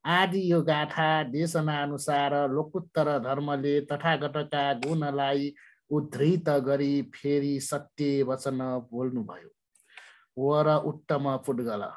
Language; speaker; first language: Nepali; non-native, local second language; Newari